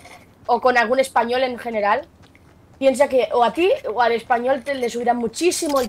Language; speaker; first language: Spanish; native; Spanish